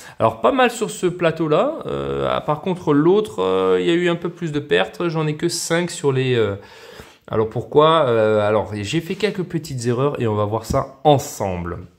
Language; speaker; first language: French; native; French